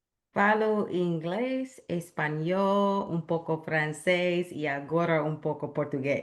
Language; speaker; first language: Portuguese; non-native, learner; English